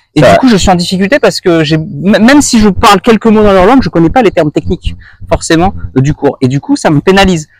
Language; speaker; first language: French; native; French